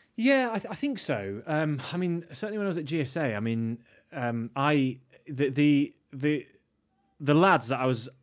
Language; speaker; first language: English; native; English